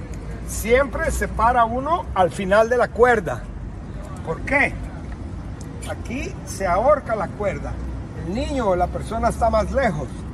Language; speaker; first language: Spanish; non-native, fluent; English